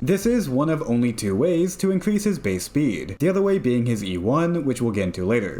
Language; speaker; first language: English; native; English